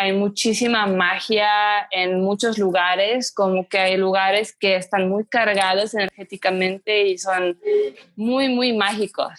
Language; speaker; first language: Spanish; non-native, fluent; Ukrainian